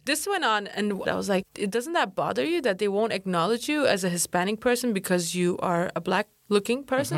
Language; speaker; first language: English; non-native, fluent; Kurdish